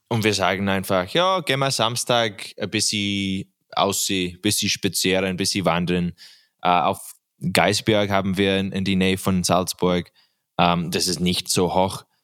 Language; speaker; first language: German; non-native, learner; English